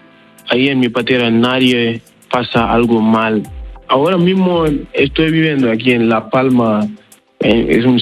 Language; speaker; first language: Spanish; non-native, learner; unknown